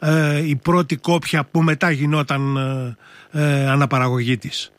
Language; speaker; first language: Greek; native; Greek